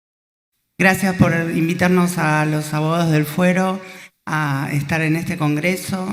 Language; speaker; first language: Spanish; native; Spanish